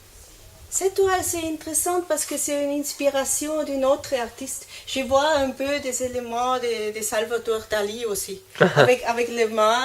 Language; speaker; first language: French; non-native, learner; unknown